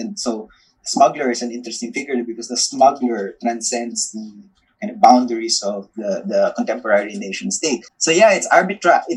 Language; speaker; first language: English; non-native, local second language; Filipino